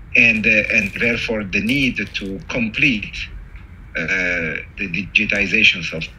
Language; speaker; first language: English; non-native, fluent; Italian